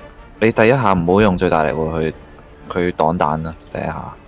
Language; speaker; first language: Chinese; native; Chinese